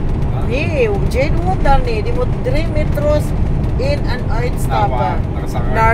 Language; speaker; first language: Dutch; non-native, learner; Filipino